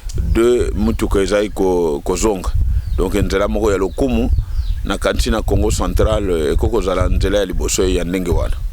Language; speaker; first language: Lingala; non-native, local second language; Kongo